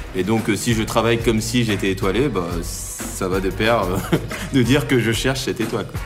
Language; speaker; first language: French; native; French